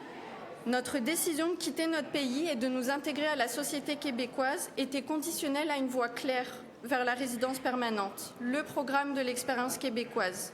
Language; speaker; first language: French; native; French